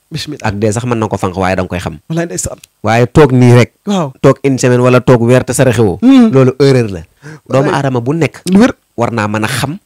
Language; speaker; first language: Wolof; native; Wolof